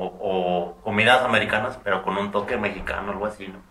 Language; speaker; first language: Spanish; native; Spanish